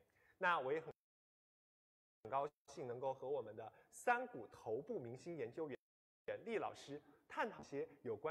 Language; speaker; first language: Chinese; native; Chinese